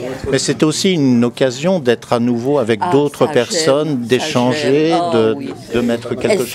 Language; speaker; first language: French; native; French